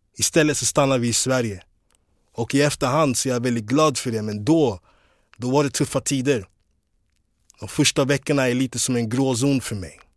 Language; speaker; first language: Swedish; early bilingual, other home language; English